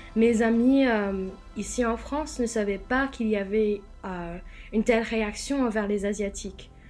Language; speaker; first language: French; non-native, fluent; English